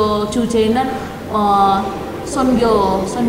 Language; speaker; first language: Korean; non-native, learner; Indonesian